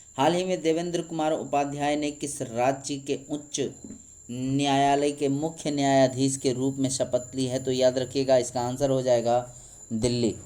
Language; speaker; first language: Hindi; native; Hindi